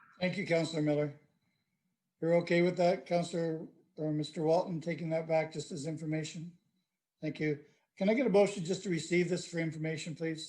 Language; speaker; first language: English; native; English